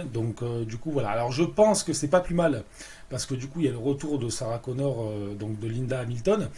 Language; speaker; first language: French; native; French